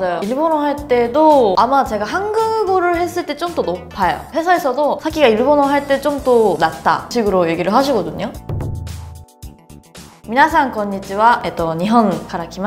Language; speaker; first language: Korean; non-native, fluent; Japanese